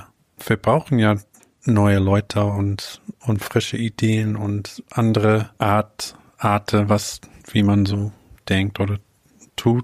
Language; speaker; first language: German; non-native, fluent; English